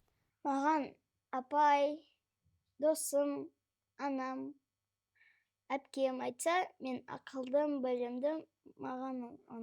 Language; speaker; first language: Kazakh; non-native, local second language; Russian